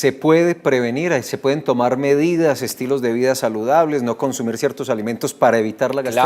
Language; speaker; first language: Spanish; native; Spanish